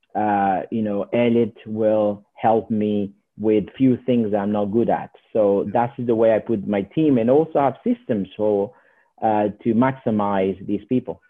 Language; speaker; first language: English; non-native, learner; Portuguese